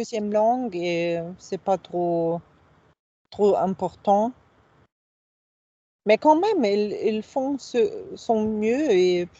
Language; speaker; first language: French; non-native, fluent; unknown